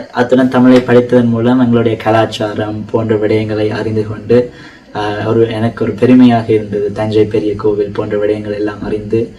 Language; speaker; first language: Tamil; early bilingual, heritage; Tamil